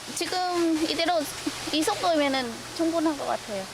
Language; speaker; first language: Korean; non-native, learner; Vietnamese